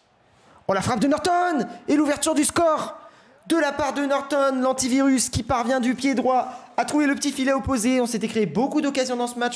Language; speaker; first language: French; native; French